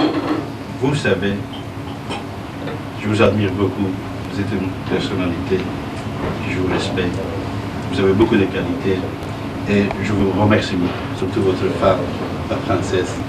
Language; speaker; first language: French; non-native, fluent; Persian